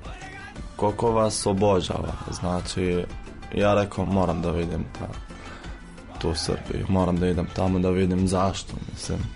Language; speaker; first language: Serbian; non-native, fluent; Arabic